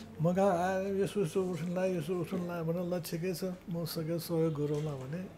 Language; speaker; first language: Nepali; non-native, local second language; Newari